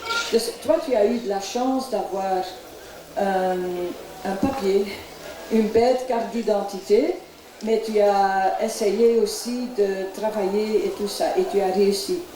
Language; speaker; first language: French; non-native, local second language; Dutch